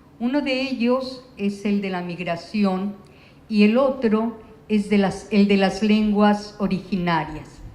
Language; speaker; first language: Spanish; native; Spanish